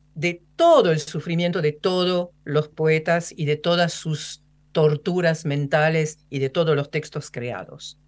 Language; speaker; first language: Spanish; non-native, fluent; French